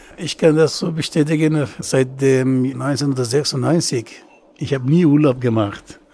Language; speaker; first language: German; non-native, learner; Persian